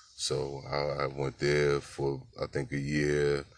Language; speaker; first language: English; native; English